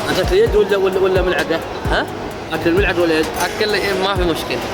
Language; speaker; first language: Arabic; non-native, learner; Bangla